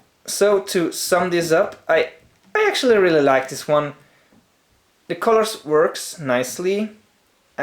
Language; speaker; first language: English; non-native, fluent; Swedish